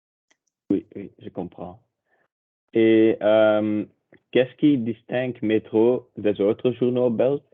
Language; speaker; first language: French; non-native, local second language; Dutch